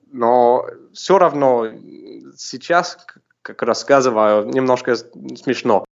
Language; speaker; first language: Russian; non-native, fluent; English